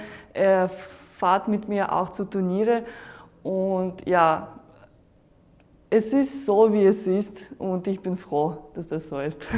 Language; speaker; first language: German; non-native, fluent; Russian